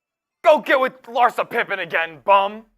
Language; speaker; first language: English; native; English